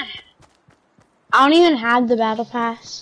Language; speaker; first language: English; native; English